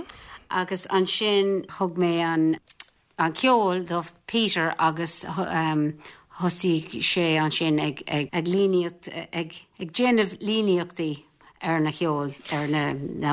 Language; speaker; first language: Irish; non-native, local second language; English